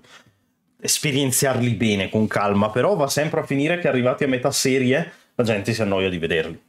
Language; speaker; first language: Italian; native; Italian